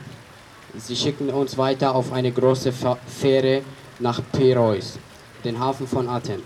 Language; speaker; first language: German; early bilingual, other home language; Arabic